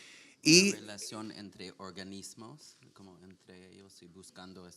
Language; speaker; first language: Spanish; non-native, learner; English